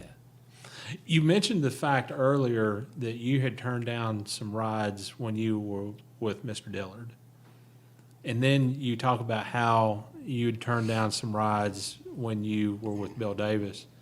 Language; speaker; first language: English; native; English